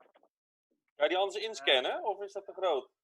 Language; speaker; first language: Dutch; native; Dutch